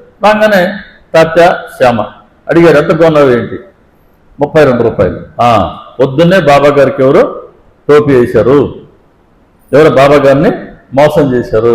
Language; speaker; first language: Telugu; native; Telugu